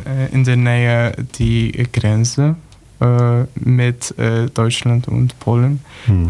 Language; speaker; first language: German; non-native, learner; Polish